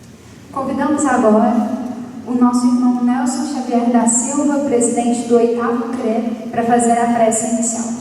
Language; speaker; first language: Portuguese; native; Portuguese